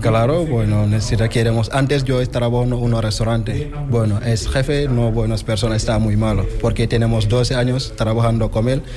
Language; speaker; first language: Spanish; non-native, learner; Wolof